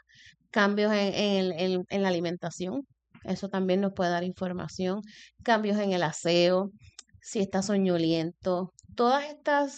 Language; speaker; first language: Spanish; native; Spanish